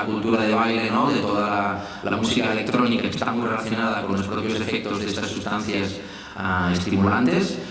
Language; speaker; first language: Spanish; native; Spanish